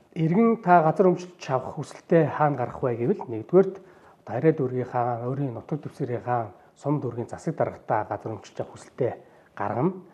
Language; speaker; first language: Mongolian; native; Mongolian